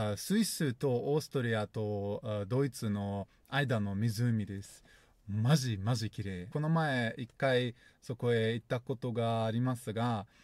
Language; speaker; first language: Japanese; non-native, fluent; Russian